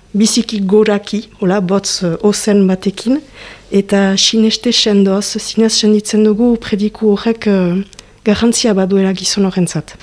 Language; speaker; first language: Basque; native; Basque